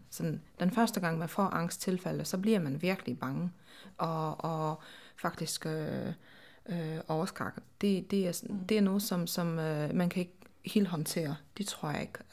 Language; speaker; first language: Danish; non-native, fluent; Polish